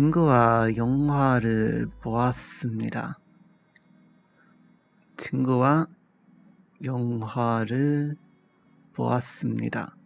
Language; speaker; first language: Korean; non-native, learner; English